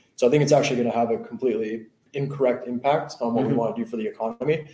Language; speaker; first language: English; native; English